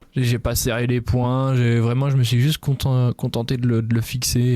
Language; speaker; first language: French; native; French